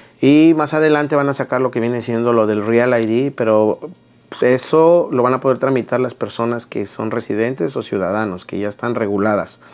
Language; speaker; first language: Spanish; native; Spanish